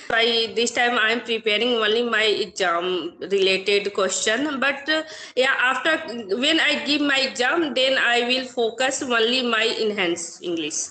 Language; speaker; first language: English; non-native, learner; Hindi